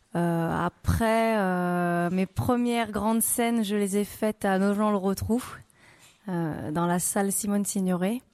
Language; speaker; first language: French; native; French